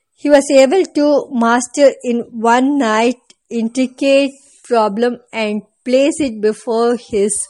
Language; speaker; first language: English; non-native, local second language; Kannada